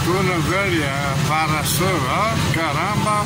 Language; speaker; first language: Portuguese; non-native, learner; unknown